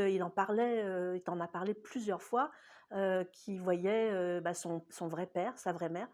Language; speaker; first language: French; native; French